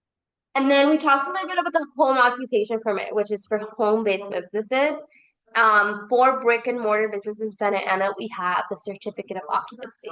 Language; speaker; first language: English; early bilingual, other home language; Spanish